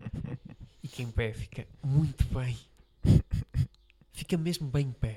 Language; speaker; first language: Portuguese; native; Portuguese